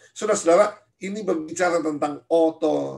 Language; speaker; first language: Indonesian; native; Indonesian